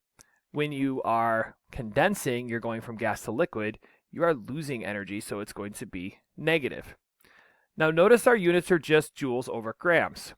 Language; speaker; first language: English; native; English